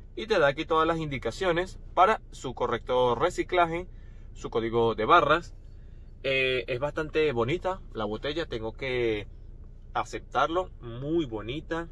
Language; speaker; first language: Spanish; native; Spanish